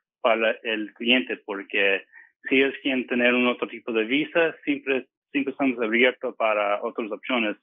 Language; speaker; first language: Spanish; non-native, fluent; English